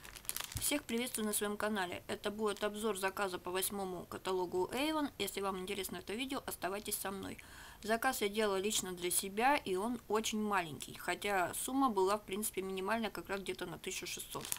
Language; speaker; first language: Russian; native; Russian